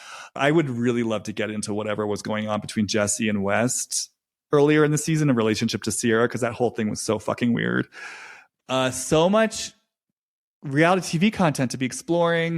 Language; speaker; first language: English; native; English